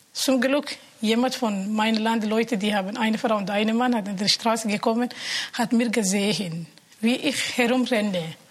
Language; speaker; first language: German; non-native, learner; Somali